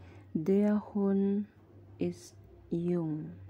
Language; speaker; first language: German; non-native, learner; Indonesian